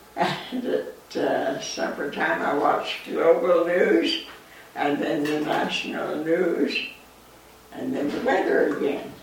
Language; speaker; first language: English; native; English